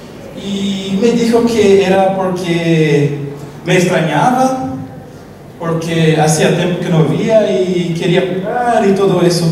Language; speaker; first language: Spanish; non-native, local second language; Portuguese